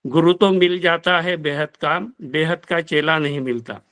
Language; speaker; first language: Hindi; non-native, local second language; Marathi